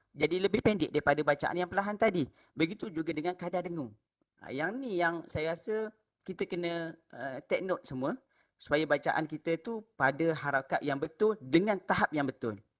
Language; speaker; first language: Malay; native; Malay